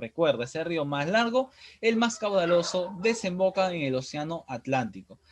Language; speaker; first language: Spanish; native; Spanish